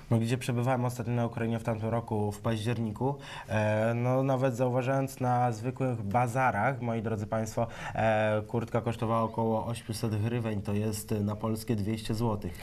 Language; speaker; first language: Polish; native; Polish